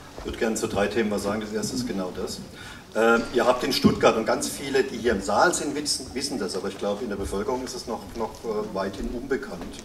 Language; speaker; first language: German; native; German